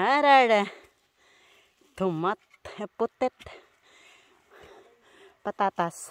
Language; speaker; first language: Norwegian; non-native, learner; Filipino